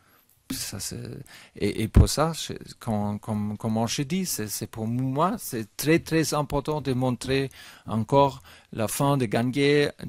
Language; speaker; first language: French; non-native, fluent; German